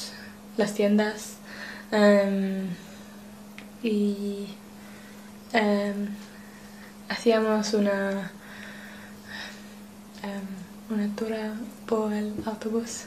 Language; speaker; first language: Spanish; non-native, learner; English